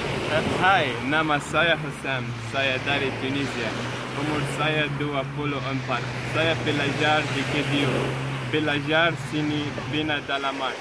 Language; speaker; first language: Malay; non-native, learner; Arabic